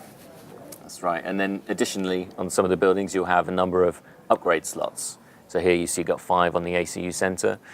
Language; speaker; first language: English; native; English